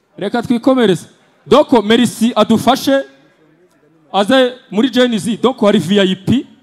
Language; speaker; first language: Kinyarwanda; native; Kinyarwanda